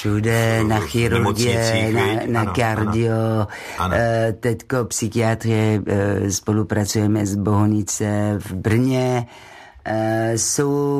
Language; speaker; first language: Czech; non-native, learner; French